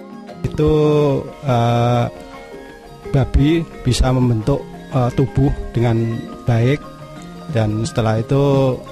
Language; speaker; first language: Indonesian; non-native, local second language; Javanese